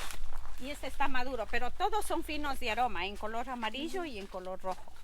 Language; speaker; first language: Spanish; native; Spanish